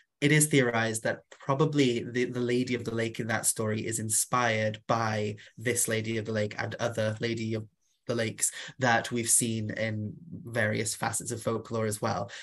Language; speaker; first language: English; non-native, local second language; Welsh